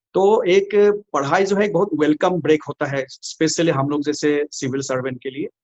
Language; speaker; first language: Hindi; non-native, local second language; Assamese